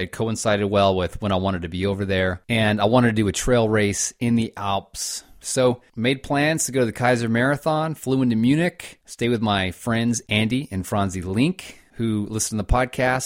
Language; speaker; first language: English; native; English